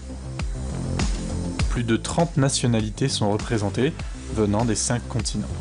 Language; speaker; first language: French; native; French